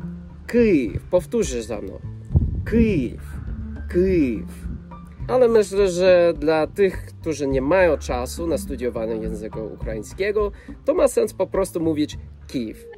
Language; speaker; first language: Polish; non-native, fluent; English